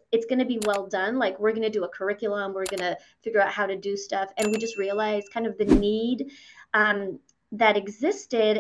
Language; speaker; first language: English; early bilingual, other home language; Spanish